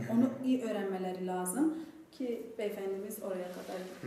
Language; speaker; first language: Turkish; non-native, fluent; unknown